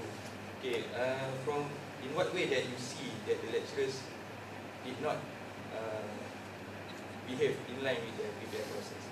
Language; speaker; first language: English; non-native, local second language; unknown